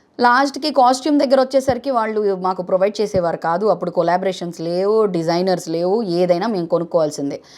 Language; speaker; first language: Telugu; non-native, fluent; Bangla